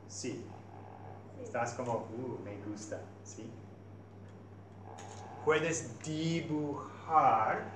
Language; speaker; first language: Spanish; non-native, fluent; English